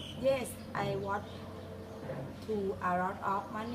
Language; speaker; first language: English; non-native, learner; Thai